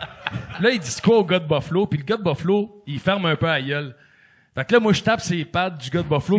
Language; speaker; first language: French; native; French